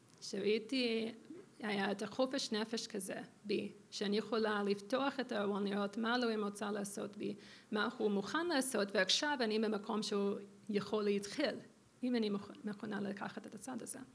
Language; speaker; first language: Hebrew; non-native, fluent; English